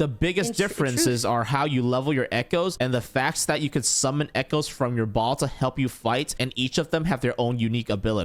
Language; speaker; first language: English; native; English